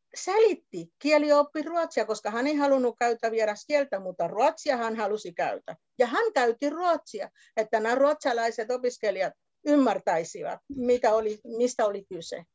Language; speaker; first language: Finnish; non-native, fluent; Spanish